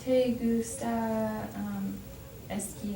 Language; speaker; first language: Spanish; non-native, learner; English